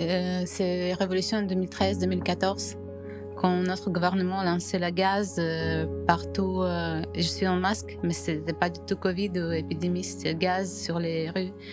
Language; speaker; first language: French; non-native, fluent; Ukrainian